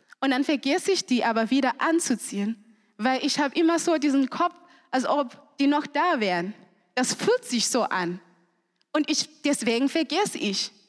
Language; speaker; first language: German; non-native, fluent; Shona